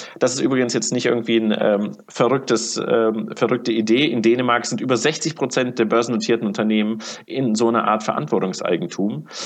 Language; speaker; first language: German; early bilingual, other home language; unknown